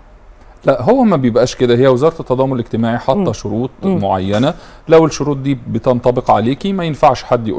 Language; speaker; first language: Arabic; native; Arabic